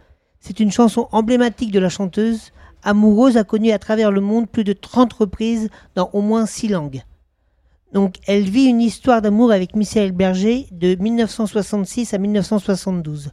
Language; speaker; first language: French; native; French